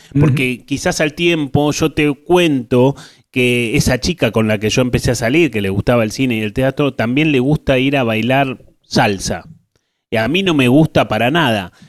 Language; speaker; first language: Spanish; native; Spanish